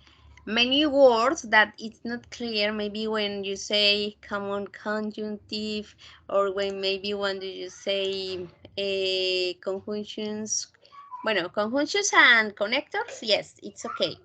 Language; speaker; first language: English; non-native, fluent; Spanish